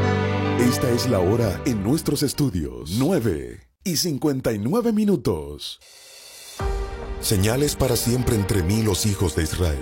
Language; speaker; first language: Spanish; native; Spanish